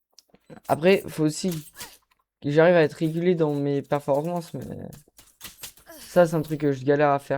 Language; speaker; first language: French; native; French